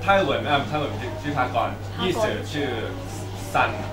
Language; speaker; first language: Chinese; non-native, learner; Thai